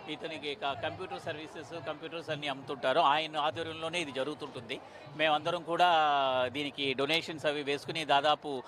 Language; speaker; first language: Telugu; native; Telugu